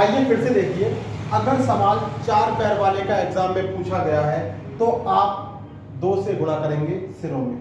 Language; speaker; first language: Hindi; native; Hindi